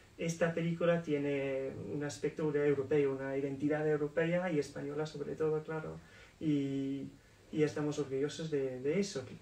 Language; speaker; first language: Spanish; non-native, fluent; English